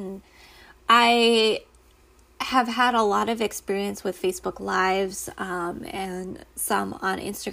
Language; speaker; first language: English; native; English